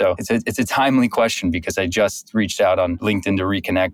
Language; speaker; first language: English; native; English